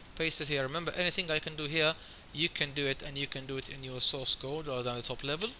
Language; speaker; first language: English; non-native, fluent; Arabic